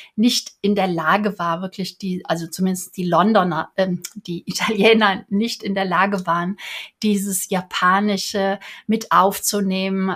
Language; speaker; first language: German; native; German